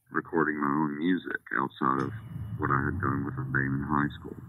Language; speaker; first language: English; native; English